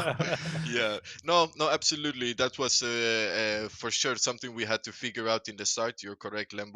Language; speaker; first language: English; non-native, fluent; Swedish